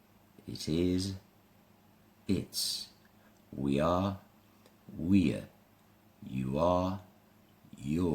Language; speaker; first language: English; non-native, fluent; Spanish